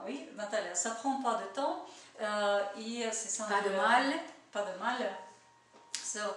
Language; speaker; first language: French; non-native, learner; Russian